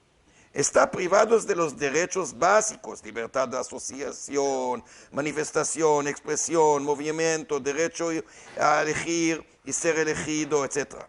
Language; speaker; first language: Spanish; non-native, learner; Hebrew